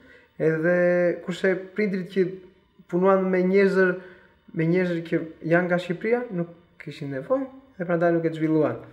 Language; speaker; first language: Albanian; early bilingual, heritage; Albanian